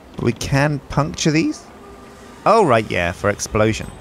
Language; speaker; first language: English; native; English